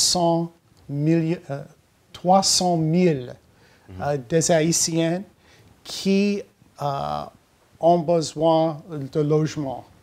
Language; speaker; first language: French; non-native, learner; English